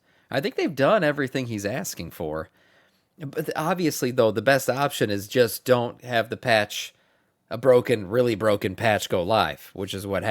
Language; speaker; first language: English; native; English